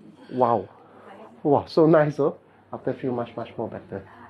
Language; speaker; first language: English; non-native, local second language; Cantonese